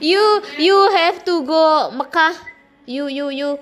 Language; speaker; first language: English; non-native, learner; Indonesian